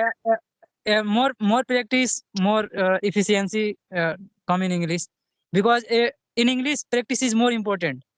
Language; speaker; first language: English; non-native, learner; Hindi